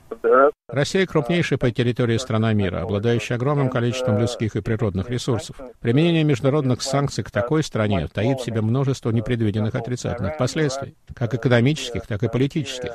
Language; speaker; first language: Russian; native; Russian